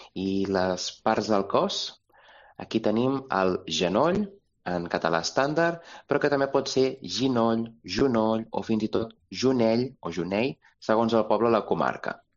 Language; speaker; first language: Catalan; native; Catalan